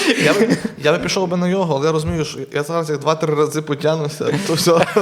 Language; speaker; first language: Ukrainian; native; Ukrainian